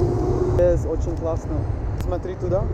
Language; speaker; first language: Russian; non-native, learner; English